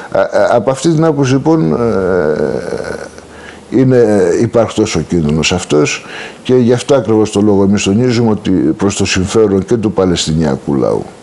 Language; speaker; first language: Greek; native; Greek